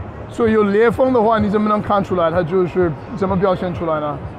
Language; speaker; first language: Chinese; non-native, fluent; English